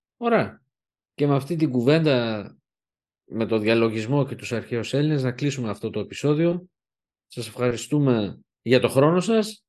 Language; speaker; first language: Greek; native; Greek